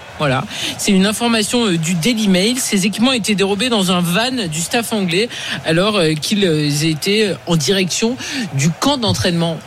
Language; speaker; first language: French; native; French